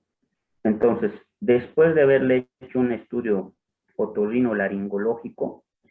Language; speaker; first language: Spanish; native; Spanish